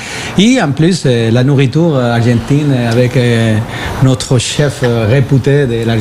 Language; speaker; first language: French; non-native, fluent; Spanish